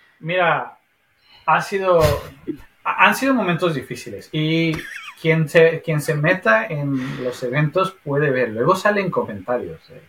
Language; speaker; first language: Spanish; native; Spanish